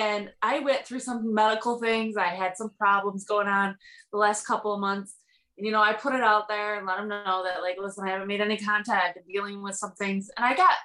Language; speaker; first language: English; native; English